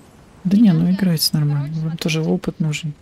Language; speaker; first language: Russian; native; Russian